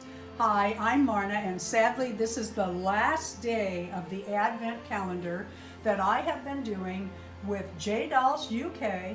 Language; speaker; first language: English; native; English